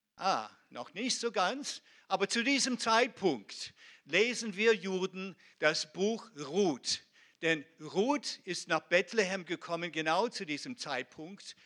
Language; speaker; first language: German; non-native, fluent; Hebrew